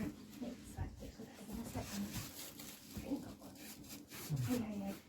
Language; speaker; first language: Japanese; non-native, learner; Mizo